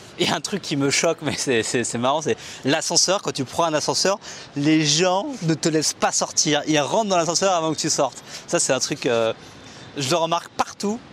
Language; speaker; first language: French; native; French